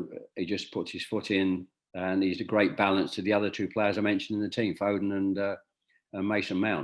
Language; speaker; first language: English; native; English